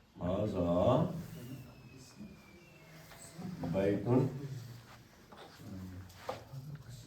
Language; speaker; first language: Arabic; non-native, fluent; Urdu